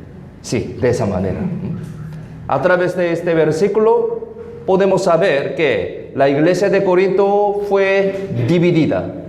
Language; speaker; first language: Spanish; non-native, fluent; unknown